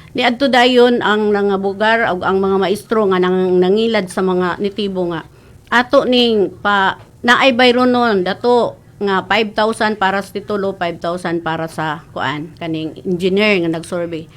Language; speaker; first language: Cebuano; non-native, local second language; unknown